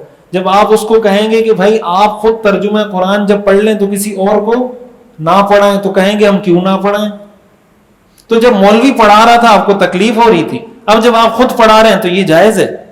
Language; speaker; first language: Urdu; native; Urdu